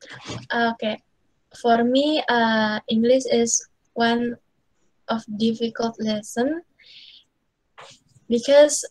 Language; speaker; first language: English; non-native, learner; Indonesian